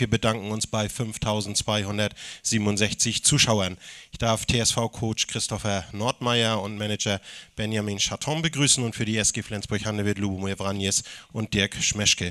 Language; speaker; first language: German; native; German